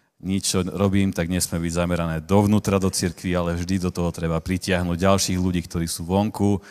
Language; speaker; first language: Slovak; native; Slovak